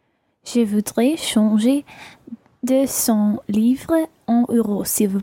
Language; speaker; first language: French; non-native, learner; English